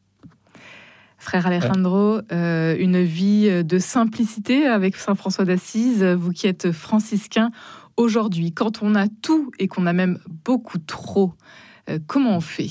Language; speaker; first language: French; native; French